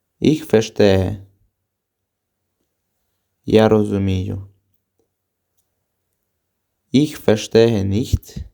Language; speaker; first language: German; non-native, fluent; Ukrainian